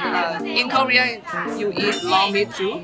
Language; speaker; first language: English; non-native, learner; Thai